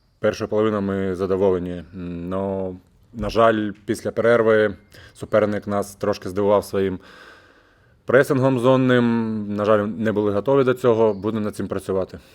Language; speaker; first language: Ukrainian; native; Ukrainian